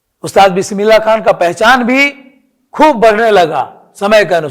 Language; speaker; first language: Hindi; native; Hindi